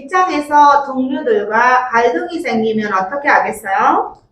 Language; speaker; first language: Korean; non-native, fluent; Nepali